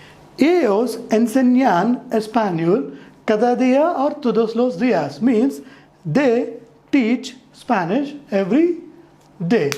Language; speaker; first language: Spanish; non-native, fluent; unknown